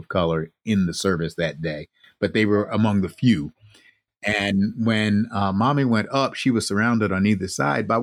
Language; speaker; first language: English; native; English